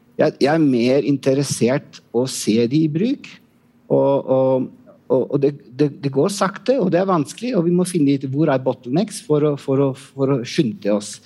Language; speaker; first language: Norwegian; non-native, fluent; Italian